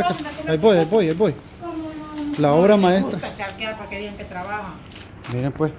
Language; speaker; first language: Spanish; native; Spanish